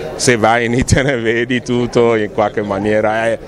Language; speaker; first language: Italian; non-native, fluent; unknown